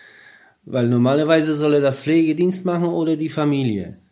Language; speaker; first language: German; non-native, learner; Polish